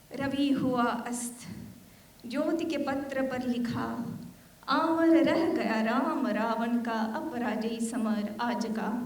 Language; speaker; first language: Hindi; non-native, fluent; Armenian